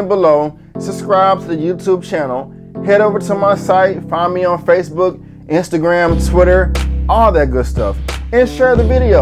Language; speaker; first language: English; native; English